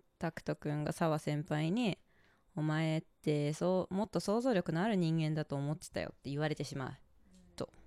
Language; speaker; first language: Japanese; native; Japanese